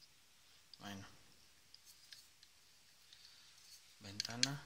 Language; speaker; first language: Spanish; native; Spanish